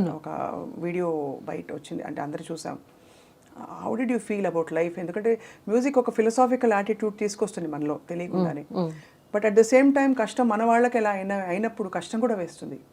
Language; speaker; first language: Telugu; native; Telugu